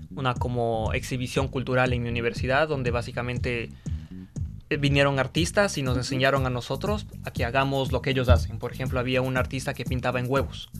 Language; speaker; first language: Spanish; native; Spanish